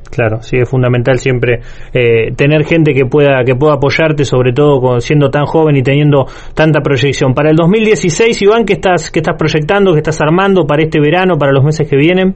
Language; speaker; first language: Spanish; native; Spanish